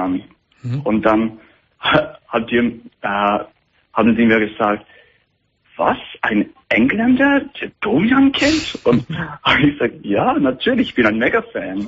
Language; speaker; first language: German; non-native, fluent; English